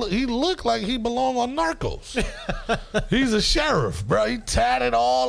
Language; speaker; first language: English; native; English